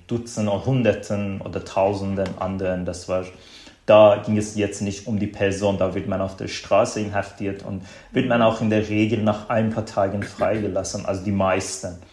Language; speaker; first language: German; non-native, fluent; Azerbaijani